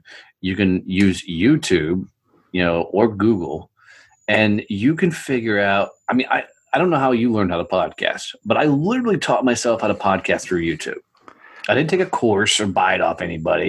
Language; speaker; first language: English; native; English